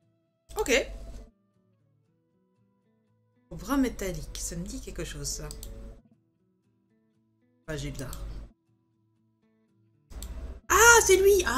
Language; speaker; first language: French; native; French